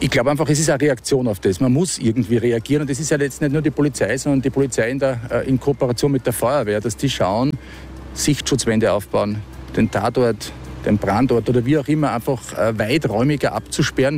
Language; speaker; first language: German; native; German